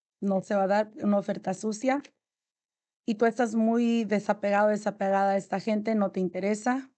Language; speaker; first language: Spanish; native; Spanish